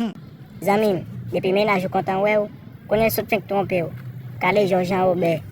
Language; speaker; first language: Haitian Creole; native; Haitian Creole